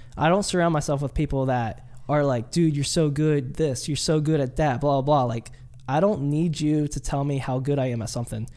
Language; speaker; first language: English; native; English